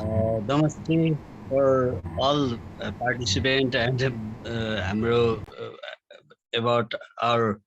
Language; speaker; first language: English; non-native, learner; Nepali